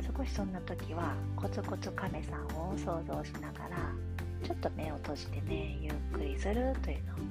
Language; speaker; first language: Japanese; native; Japanese